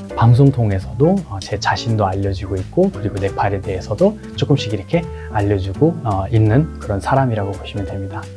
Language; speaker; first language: Korean; non-native, fluent; Nepali